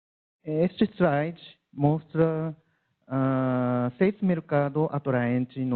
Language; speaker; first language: Portuguese; non-native, learner; Japanese